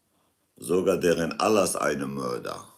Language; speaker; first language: German; non-native, fluent; Kurdish